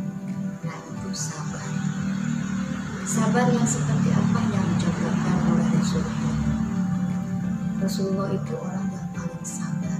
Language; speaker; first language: Indonesian; native; Indonesian